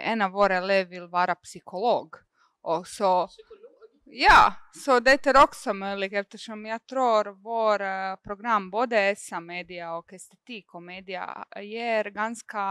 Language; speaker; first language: Swedish; non-native, fluent; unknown